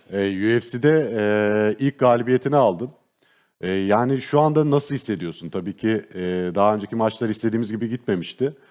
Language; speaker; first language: Turkish; native; Turkish